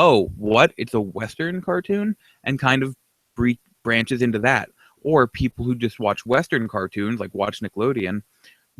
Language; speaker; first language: English; native; English